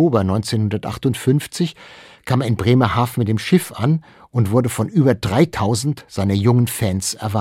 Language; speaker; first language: German; native; German